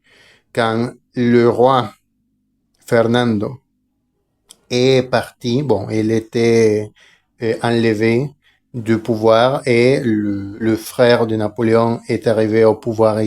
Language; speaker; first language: French; non-native, fluent; Spanish